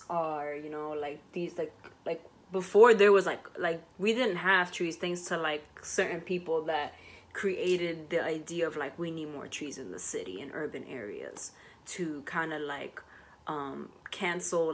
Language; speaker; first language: English; native; English